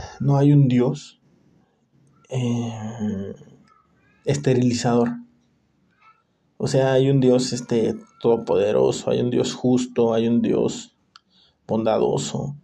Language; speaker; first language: Spanish; native; Spanish